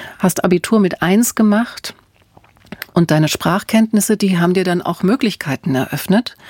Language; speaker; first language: German; native; German